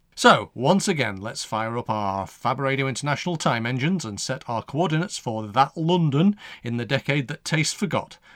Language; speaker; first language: English; native; English